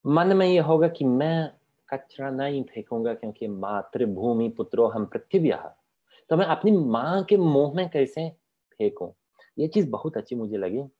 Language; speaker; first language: Hindi; non-native, fluent; Polish